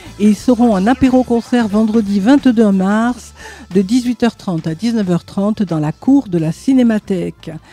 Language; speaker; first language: French; native; French